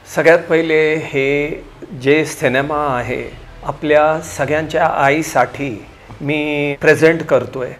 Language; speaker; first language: Marathi; non-native, local second language; Punjabi